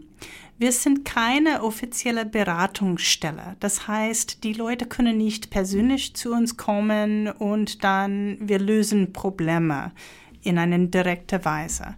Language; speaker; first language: German; non-native, fluent; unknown